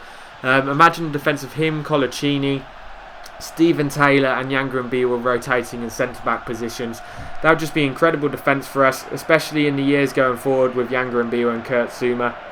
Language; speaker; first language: English; native; English